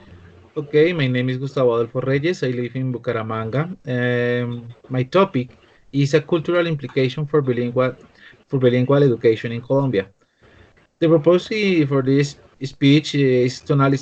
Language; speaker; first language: English; non-native, learner; Spanish